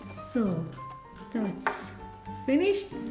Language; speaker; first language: English; non-native, fluent; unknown